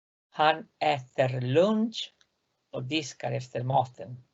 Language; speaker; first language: Swedish; non-native, fluent; Spanish